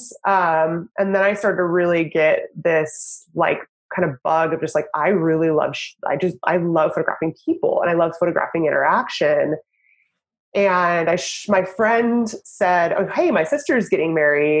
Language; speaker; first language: English; native; English